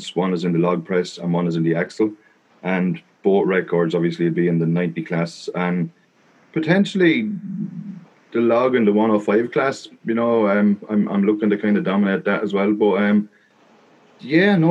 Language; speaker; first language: English; native; English